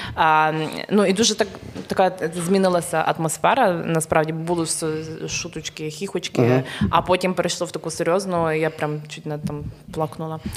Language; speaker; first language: Ukrainian; native; Ukrainian